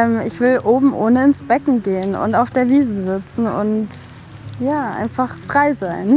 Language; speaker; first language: German; native; German